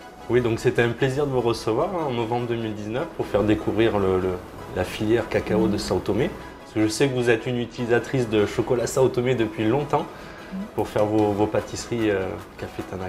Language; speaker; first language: French; native; French